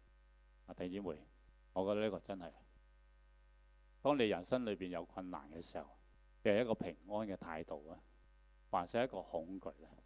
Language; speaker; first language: Chinese; non-native, local second language; Cantonese